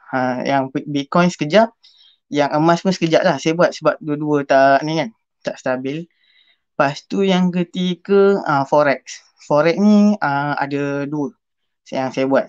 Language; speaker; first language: Malay; native; Malay